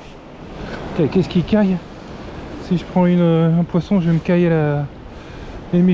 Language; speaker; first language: French; native; French